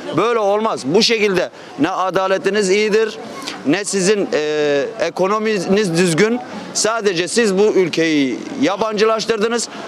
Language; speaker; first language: Turkish; non-native, local second language; Kurdish